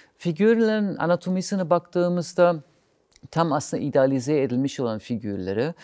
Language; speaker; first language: Turkish; non-native, fluent; German